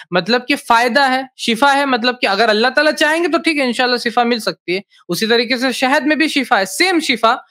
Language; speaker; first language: Hindi; native; Hindi